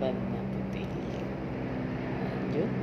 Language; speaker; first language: Indonesian; native; Indonesian